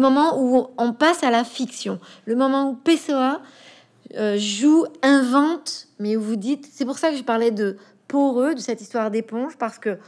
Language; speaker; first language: French; native; French